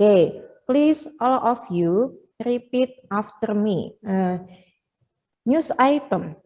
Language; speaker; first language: English; non-native, fluent; Indonesian